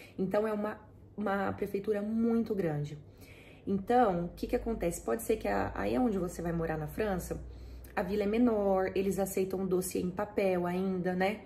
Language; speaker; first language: Portuguese; native; Portuguese